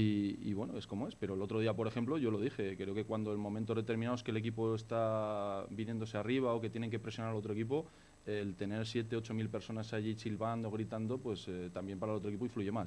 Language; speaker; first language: Spanish; native; Spanish